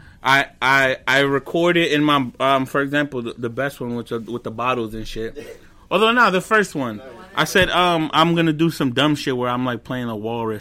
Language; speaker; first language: English; early bilingual, other home language; Spanish